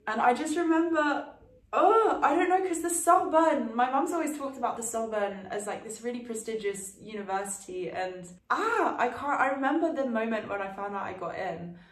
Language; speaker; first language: English; early bilingual, other home language; French